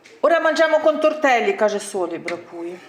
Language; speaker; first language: Italian; non-native, learner; Ukrainian